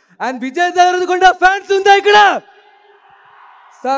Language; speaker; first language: Telugu; non-native, learner; Malayalam